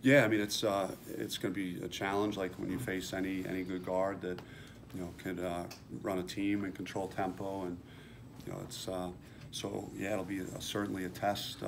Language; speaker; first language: English; native; English